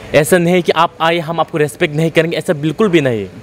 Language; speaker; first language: Hindi; non-native, local second language; Kok Borok